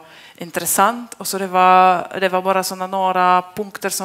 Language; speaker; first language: Swedish; non-native, fluent; Polish